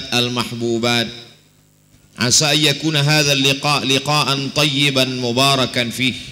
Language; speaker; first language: Arabic; non-native, fluent; Indonesian